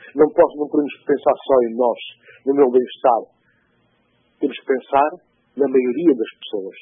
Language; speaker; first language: Portuguese; non-native, local second language; Upper Guinea Crioulo